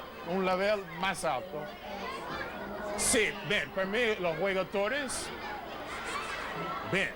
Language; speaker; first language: Spanish; non-native, learner; English